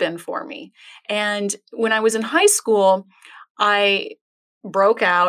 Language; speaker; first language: English; native; English